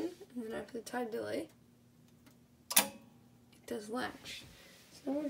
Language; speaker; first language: English; native; English